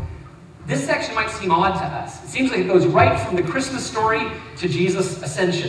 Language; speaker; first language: English; native; English